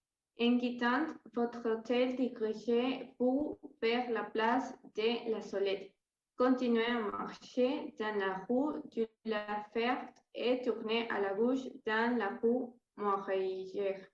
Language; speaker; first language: French; non-native, learner; Spanish